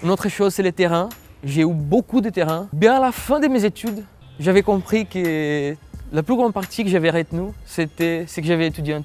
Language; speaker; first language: French; non-native, fluent; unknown